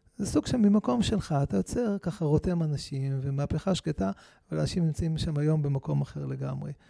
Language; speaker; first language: Hebrew; native; Hebrew